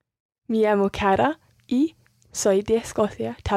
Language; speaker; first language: Spanish; non-native, learner; English